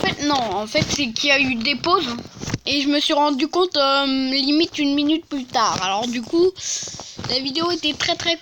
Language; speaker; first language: French; native; French